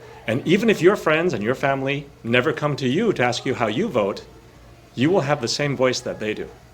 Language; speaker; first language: English; early bilingual, other home language; Korean